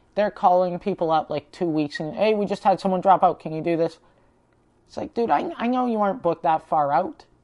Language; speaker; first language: English; native; English